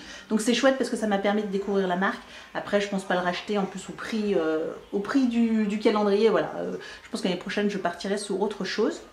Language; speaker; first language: French; native; French